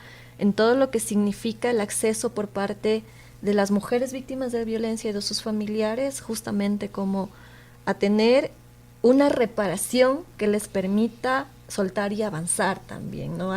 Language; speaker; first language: Spanish; native; Spanish